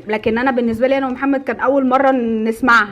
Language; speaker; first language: Arabic; native; Arabic